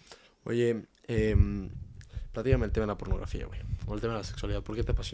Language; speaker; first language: Spanish; native; Spanish